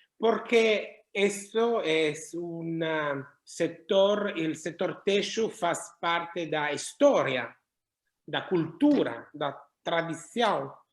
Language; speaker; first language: Portuguese; non-native, learner; Italian